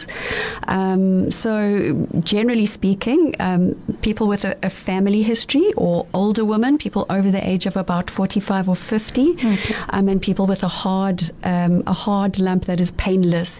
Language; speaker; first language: English; native; English